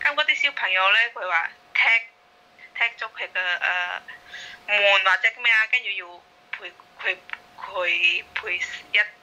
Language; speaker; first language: Cantonese; non-native, fluent; Indonesian